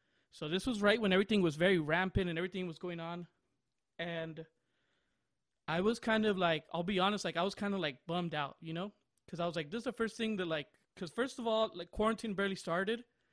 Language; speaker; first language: English; early bilingual, other home language; Spanish